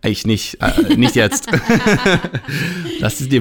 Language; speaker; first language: German; non-native, learner; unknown